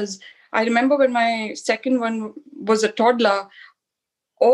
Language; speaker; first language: English; non-native, local second language; Hindi